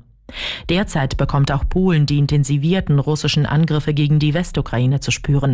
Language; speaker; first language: German; native; German